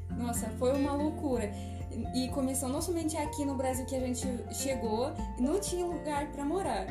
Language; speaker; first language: Portuguese; non-native, fluent; Russian